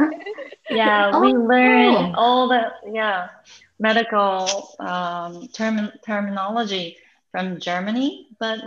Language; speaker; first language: English; non-native, fluent; Japanese